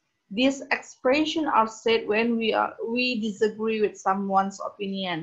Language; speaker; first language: English; non-native, fluent; Indonesian